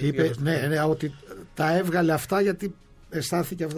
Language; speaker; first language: Greek; native; Greek